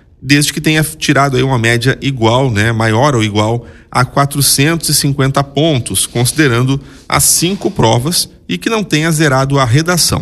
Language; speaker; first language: Portuguese; native; Portuguese